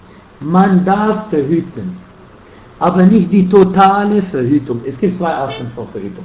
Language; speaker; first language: German; non-native, fluent; Arabic